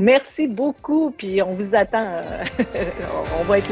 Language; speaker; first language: French; native; French